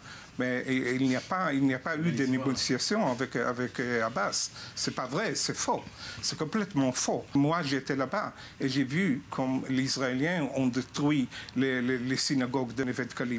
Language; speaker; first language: French; non-native, fluent; Hebrew